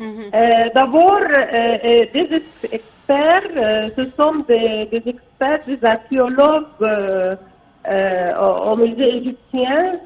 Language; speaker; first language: French; non-native, fluent; Arabic